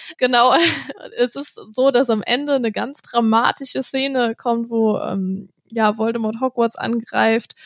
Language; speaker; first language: German; native; German